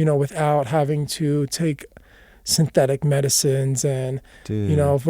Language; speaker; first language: English; native; English